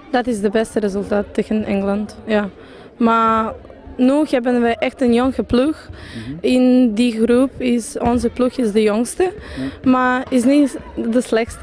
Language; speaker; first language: Dutch; non-native, fluent; Serbian